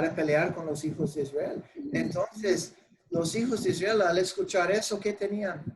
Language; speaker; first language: Spanish; non-native, fluent; English